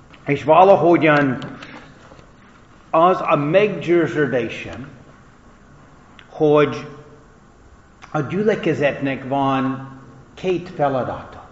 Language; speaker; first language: Hungarian; non-native, fluent; English